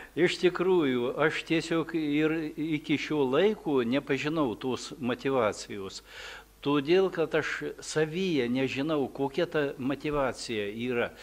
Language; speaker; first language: Lithuanian; early bilingual, heritage; Lithuanian